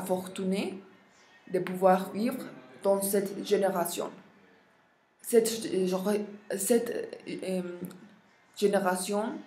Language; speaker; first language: French; non-native, learner; Spanish